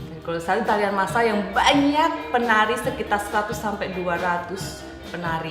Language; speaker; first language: Indonesian; native; Indonesian